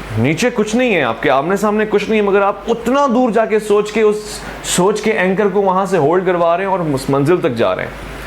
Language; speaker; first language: Urdu; non-native, local second language; Sindhi